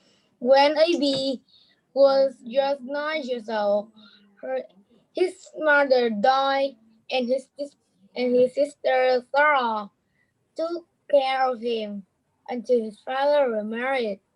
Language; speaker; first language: English; non-native, learner; Vietnamese